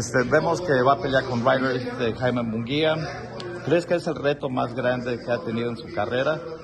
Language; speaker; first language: Spanish; early bilingual, heritage; Spanish